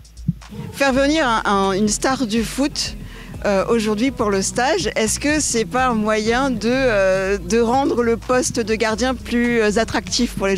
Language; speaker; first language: French; native; French